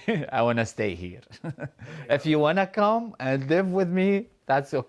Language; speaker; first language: English; non-native, learner; Arabic